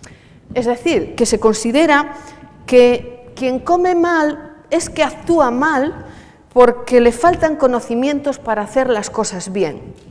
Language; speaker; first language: Spanish; native; Spanish